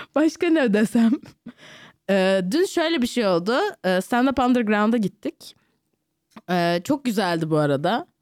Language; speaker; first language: Turkish; native; Turkish